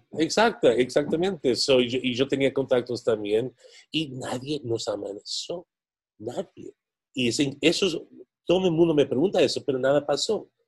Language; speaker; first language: Spanish; non-native, fluent; English